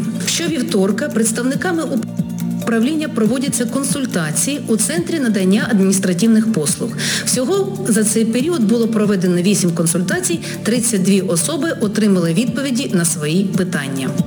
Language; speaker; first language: Ukrainian; native; Ukrainian